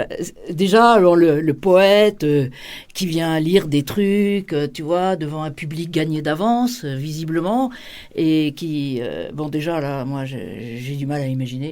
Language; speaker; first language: French; native; French